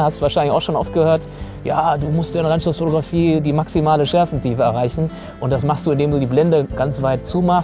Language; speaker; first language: German; native; German